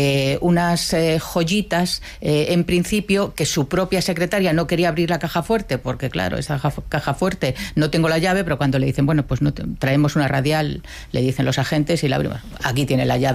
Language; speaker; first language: Spanish; native; Spanish